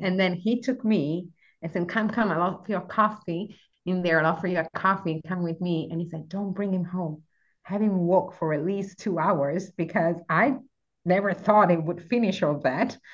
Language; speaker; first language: English; non-native, fluent; Italian